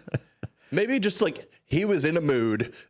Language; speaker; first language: English; native; English